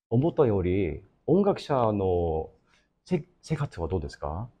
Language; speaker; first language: Japanese; non-native, learner; English